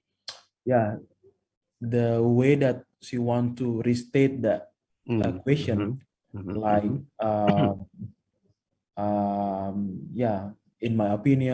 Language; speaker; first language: English; non-native, fluent; Indonesian